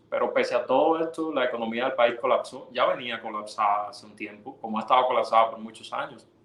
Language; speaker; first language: Spanish; native; Spanish